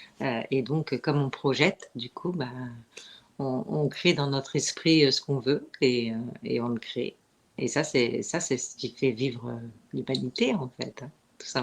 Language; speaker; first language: French; native; French